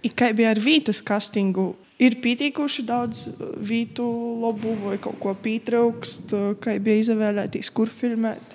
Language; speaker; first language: Latvian; native; Latvian